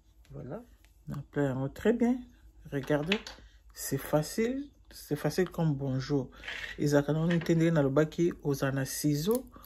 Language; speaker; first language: French; non-native, local second language; Lingala